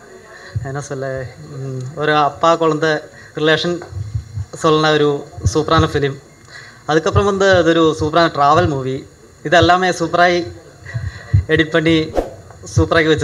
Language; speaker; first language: Tamil; non-native, learner; Malayalam